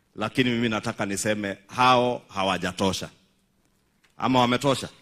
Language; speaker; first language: Swahili; non-native, local second language; Kikuyu